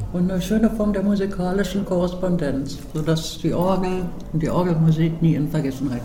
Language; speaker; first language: German; native; German